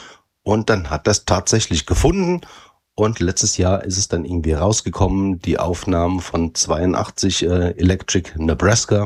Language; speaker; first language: German; native; German